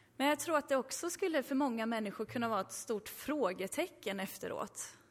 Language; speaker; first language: Swedish; early bilingual, other home language; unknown